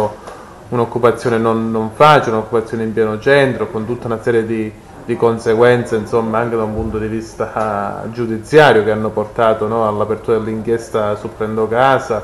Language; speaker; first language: Italian; native; Italian